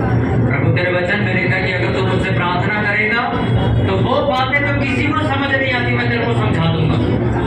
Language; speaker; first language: Hindi; native; Hindi